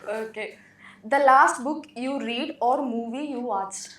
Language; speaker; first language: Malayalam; native; Malayalam